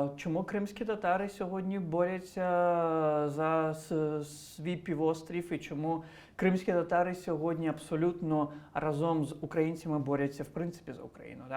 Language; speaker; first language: Ukrainian; non-native, local second language; Crimean Tatar